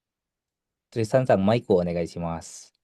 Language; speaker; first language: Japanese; non-native, fluent; Indonesian